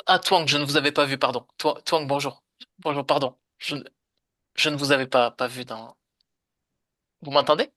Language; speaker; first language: French; native; French